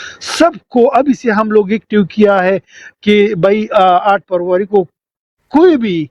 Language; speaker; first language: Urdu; non-native, local second language; Pashto